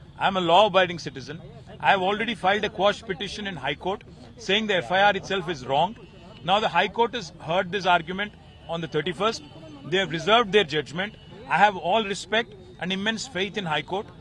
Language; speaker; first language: English; non-native, local second language; Telugu